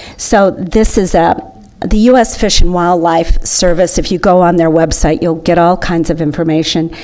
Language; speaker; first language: English; native; English